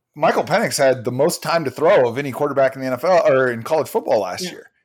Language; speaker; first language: English; native; English